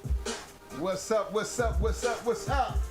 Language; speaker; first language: English; native; English